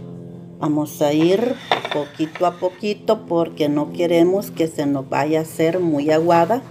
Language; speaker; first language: Spanish; native; Spanish